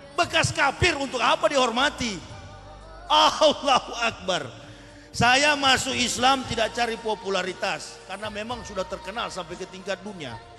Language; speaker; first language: Indonesian; native; Indonesian